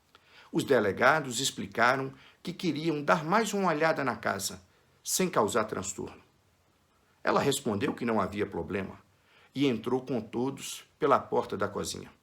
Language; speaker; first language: Portuguese; native; Portuguese